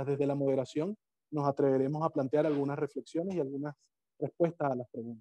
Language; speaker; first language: Spanish; native; Spanish